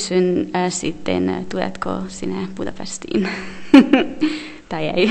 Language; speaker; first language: Finnish; non-native, learner; Hungarian